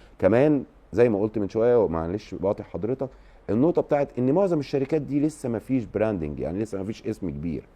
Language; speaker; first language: Arabic; native; Arabic